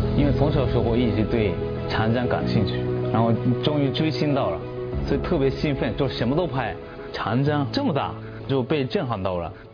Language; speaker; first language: Chinese; non-native, fluent; Japanese